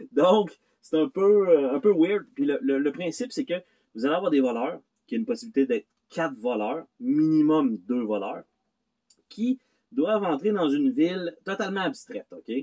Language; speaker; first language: French; native; French